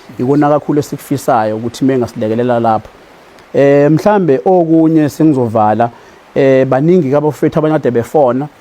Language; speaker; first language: Zulu; native; Zulu